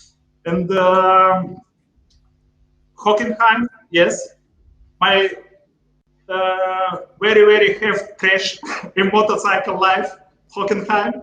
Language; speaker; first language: English; non-native, learner; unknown